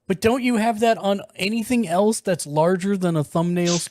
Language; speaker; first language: English; native; English